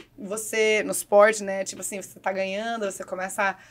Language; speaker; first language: Portuguese; early bilingual, heritage; English